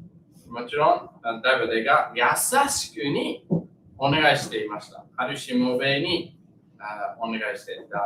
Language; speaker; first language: Japanese; non-native, learner; English